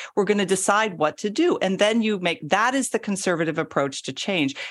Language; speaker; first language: English; native; English